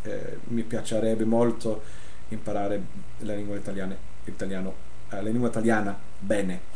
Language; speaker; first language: Italian; non-native, learner; English